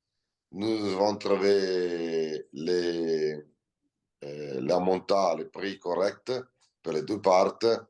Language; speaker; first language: French; non-native, learner; Italian